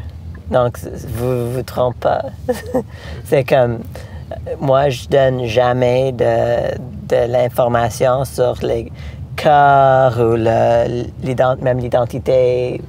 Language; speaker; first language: French; non-native, local second language; English